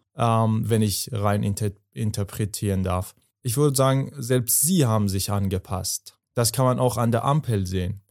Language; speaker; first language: German; non-native, fluent; Persian